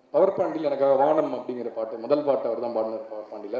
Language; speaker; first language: Tamil; native; Tamil